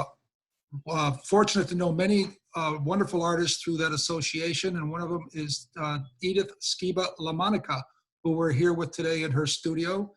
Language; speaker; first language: English; native; English